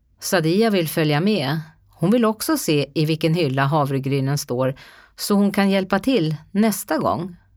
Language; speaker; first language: Swedish; native; Swedish